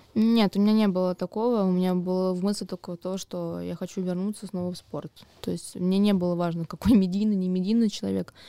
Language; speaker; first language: Russian; native; Russian